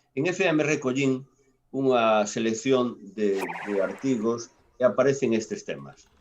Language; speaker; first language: Galician; non-native, local second language; Spanish